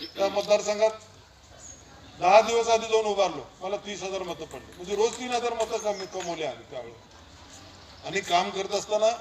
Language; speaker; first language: Marathi; native; Marathi